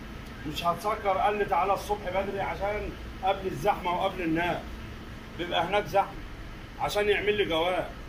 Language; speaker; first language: Arabic; non-native, local second language; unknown